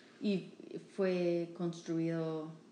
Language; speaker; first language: Spanish; non-native, learner; English